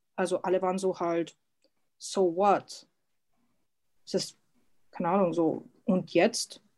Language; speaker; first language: German; early bilingual, other home language; Serbian